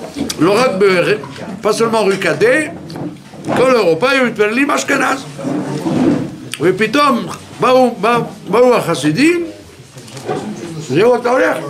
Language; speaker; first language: Hebrew; non-native, fluent; French